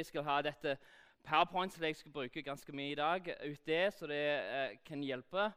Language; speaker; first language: Norwegian; non-native, fluent; English